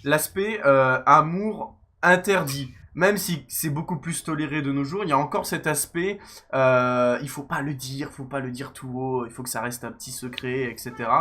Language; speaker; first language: French; native; French